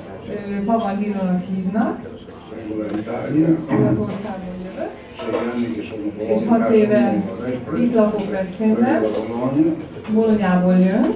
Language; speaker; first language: Hungarian; non-native, learner; Italian